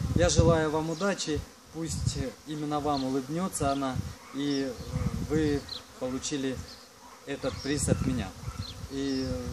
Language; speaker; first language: Russian; non-native, local second language; Ukrainian